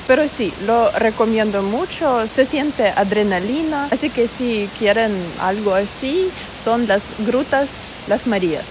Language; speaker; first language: Spanish; non-native, fluent; Russian